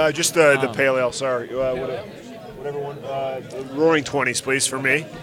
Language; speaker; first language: English; native; English